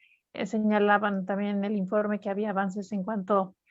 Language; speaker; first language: Spanish; native; Spanish